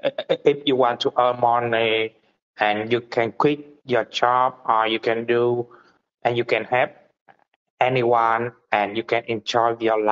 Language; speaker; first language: English; non-native, learner; Vietnamese